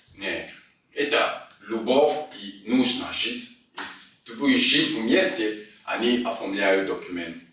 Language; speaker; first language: Russian; non-native, fluent; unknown